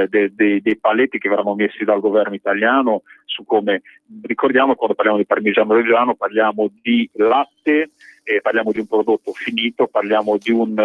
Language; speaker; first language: Italian; native; Italian